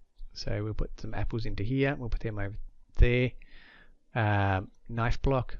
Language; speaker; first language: English; native; English